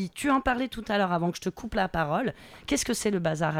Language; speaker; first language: French; native; French